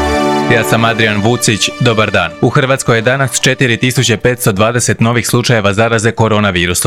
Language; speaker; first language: Croatian; native; Croatian